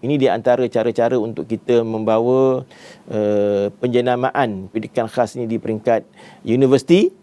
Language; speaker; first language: Malay; native; Malay